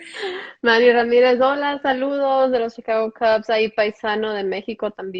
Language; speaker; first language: Spanish; early bilingual, heritage; Spanish